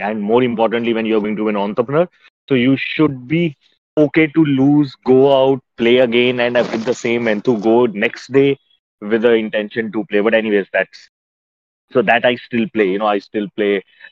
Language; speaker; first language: English; non-native, local second language; Hindi